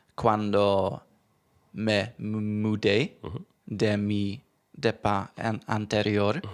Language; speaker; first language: Spanish; non-native, learner; English